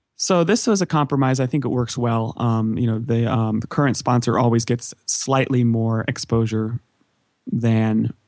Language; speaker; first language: English; native; English